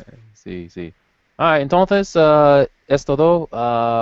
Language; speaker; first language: Spanish; non-native, learner; English